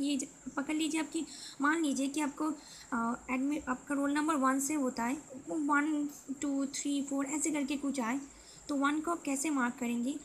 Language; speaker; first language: Hindi; non-native, local second language; Bangla